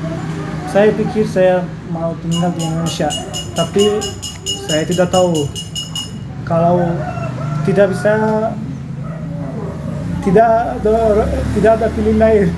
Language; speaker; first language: Indonesian; non-native, learner; Turkish